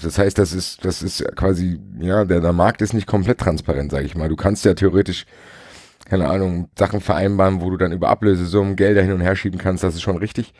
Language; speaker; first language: German; native; German